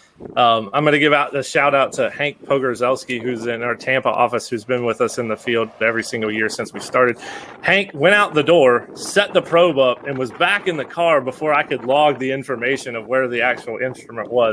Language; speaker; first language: English; native; English